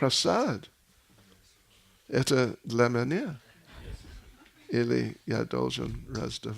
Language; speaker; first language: Russian; non-native, learner; English